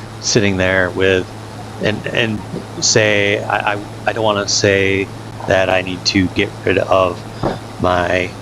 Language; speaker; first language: English; native; English